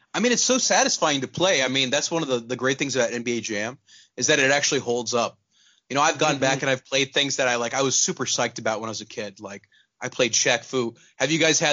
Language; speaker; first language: English; non-native, local second language; Urdu